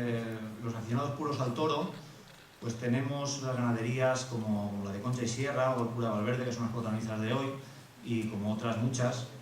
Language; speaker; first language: Spanish; native; Spanish